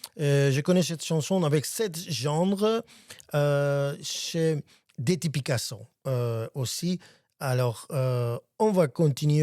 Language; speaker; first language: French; non-native, learner; Armenian